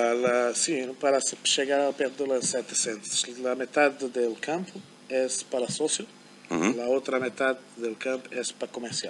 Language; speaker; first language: Spanish; non-native, learner; German